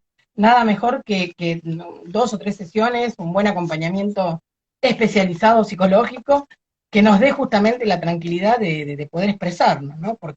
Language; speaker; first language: Spanish; native; Spanish